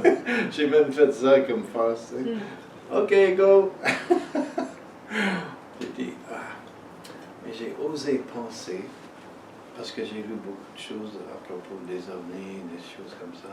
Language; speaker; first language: French; non-native, fluent; English